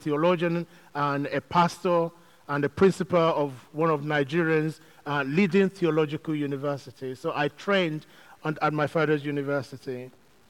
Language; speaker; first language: English; non-native, local second language; Yoruba